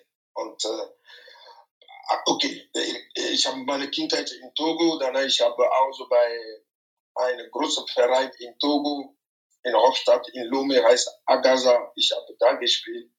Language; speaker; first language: German; non-native, fluent; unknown